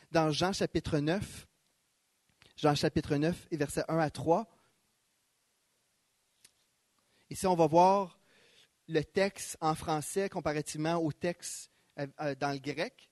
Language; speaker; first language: French; native; French